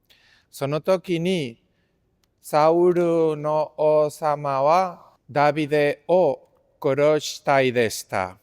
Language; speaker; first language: Japanese; non-native, fluent; Spanish